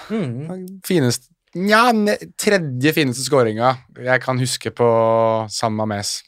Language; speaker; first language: Norwegian; native; Norwegian